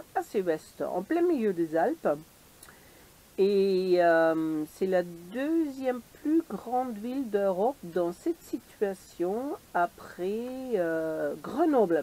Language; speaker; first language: French; native; French